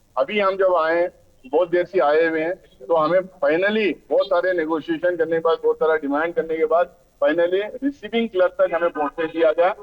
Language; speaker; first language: Hindi; non-native, local second language; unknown